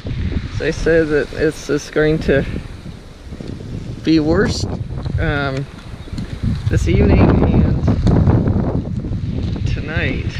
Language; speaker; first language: English; native; English